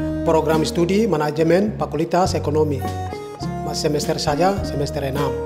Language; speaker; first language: Indonesian; non-native, local second language; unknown